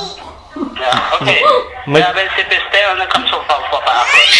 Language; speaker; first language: German; non-native, learner; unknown